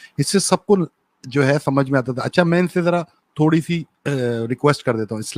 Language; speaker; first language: Urdu; native; Urdu